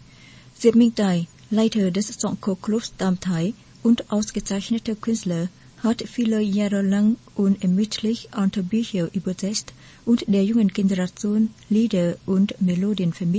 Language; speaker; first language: German; non-native, fluent; Vietnamese